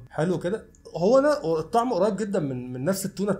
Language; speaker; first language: Arabic; native; Arabic